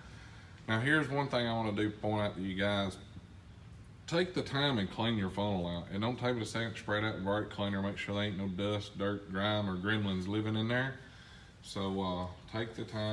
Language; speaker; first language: English; native; English